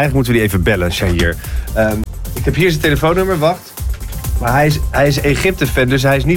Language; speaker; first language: Dutch; native; Dutch